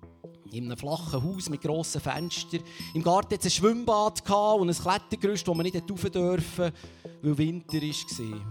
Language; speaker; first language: German; native; German